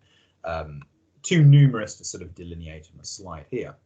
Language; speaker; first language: English; native; English